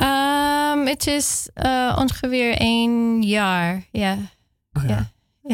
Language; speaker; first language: Dutch; non-native, fluent; English